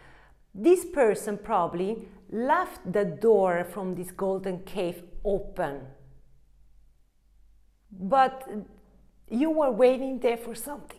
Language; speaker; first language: English; non-native, fluent; Italian